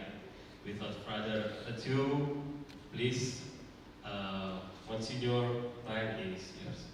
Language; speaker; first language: English; non-native, fluent; Indonesian